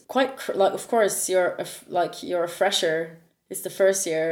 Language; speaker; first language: English; non-native, fluent; Norwegian